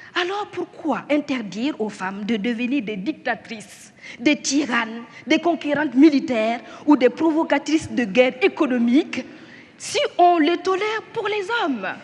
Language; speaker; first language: French; non-native, local second language; Mossi